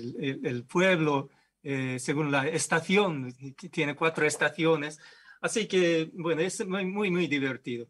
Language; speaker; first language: Spanish; non-native, fluent; Japanese